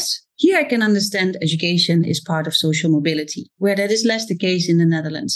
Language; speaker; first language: English; non-native, fluent; Dutch